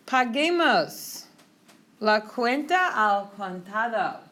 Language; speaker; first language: Spanish; non-native, fluent; English